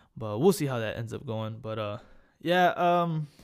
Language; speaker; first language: English; early bilingual, other home language; Spanish